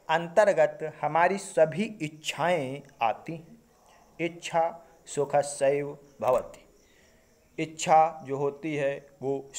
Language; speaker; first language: Hindi; native; Hindi